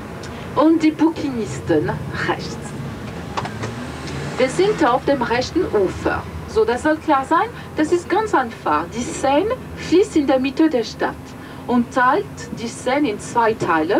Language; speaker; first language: German; non-native, fluent; French